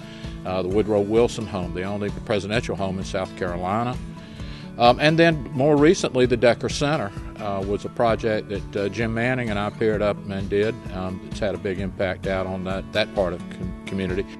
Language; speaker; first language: English; native; English